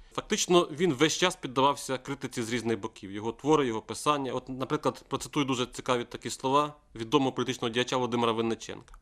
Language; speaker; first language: Ukrainian; native; Ukrainian